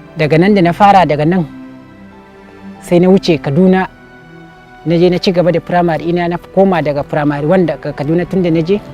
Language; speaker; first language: Hausa; non-native, local second language; Fula